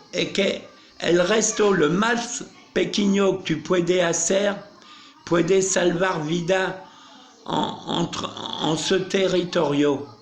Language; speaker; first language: Spanish; non-native, learner; French